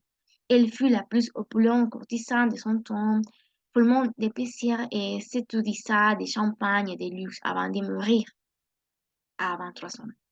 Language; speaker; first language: French; non-native, learner; Spanish